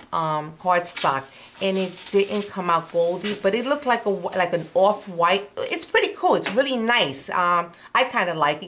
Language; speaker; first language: English; non-native, fluent; Spanish